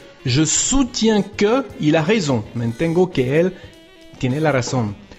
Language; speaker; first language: Spanish; native; Spanish